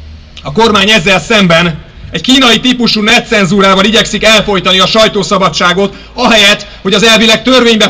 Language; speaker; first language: Hungarian; native; Hungarian